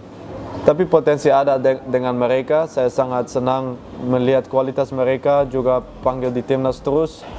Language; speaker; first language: Indonesian; non-native, fluent; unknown